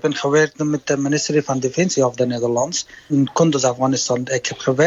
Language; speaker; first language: Dutch; non-native, learner; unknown